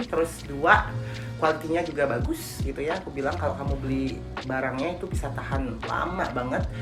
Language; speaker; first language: Indonesian; non-native, local second language; Balinese